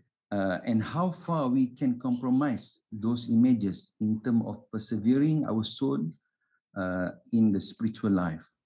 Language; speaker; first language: English; non-native, local second language; Malay